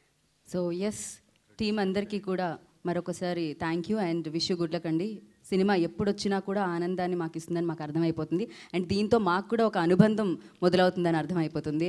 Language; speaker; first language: Telugu; native; Telugu